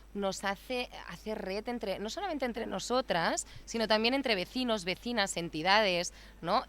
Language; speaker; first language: Spanish; non-native, local second language; Catalan